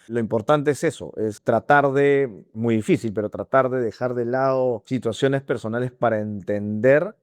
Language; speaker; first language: Spanish; native; Spanish